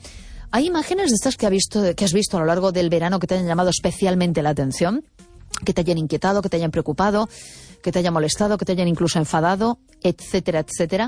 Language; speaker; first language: Spanish; native; Spanish